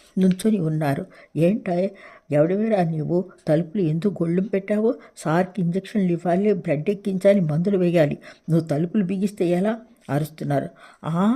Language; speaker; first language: Telugu; native; Telugu